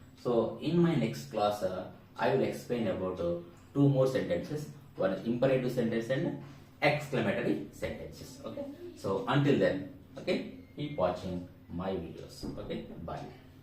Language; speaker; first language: English; non-native, local second language; Telugu